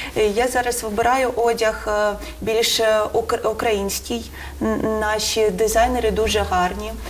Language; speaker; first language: Ukrainian; non-native, local second language; Russian